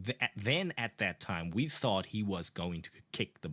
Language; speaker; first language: English; non-native, fluent; Chinese